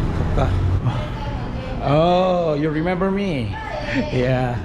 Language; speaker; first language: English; non-native, learner; Korean